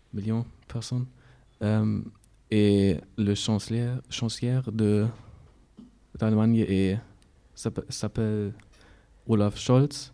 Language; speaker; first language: French; non-native, learner; German